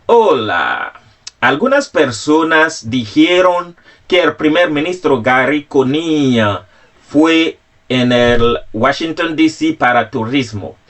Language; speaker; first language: Spanish; non-native, fluent; Haitian Creole